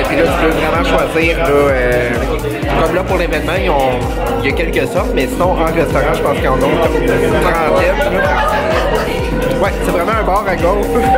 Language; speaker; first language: French; native; French